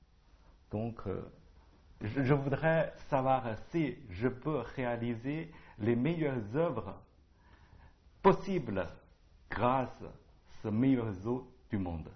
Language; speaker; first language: French; non-native, learner; Chinese